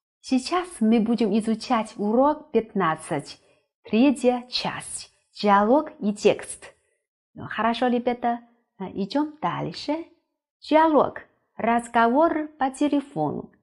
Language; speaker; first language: Russian; non-native, fluent; Chinese